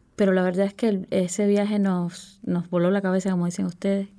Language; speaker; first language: Spanish; native; Spanish